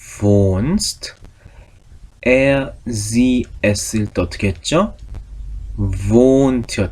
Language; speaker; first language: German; non-native, fluent; Korean